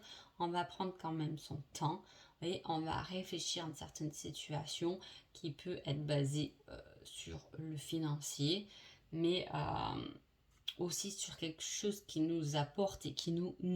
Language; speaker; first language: French; native; French